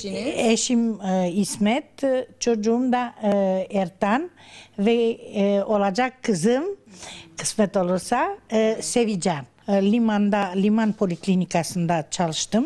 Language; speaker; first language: Turkish; early bilingual, heritage; Crimean Tatar